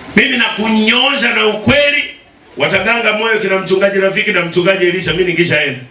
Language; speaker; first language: Swahili; native; Swahili